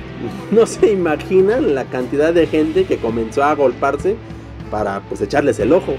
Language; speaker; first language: Spanish; native; Spanish